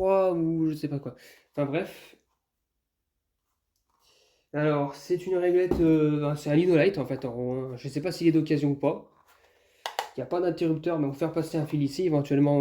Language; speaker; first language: French; native; French